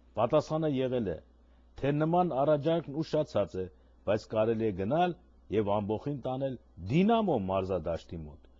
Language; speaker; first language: Armenian; native; Armenian